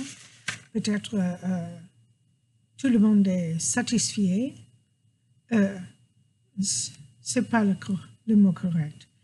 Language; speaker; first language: French; non-native, fluent; English